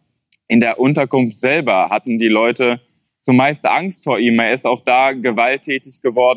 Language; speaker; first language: German; native; German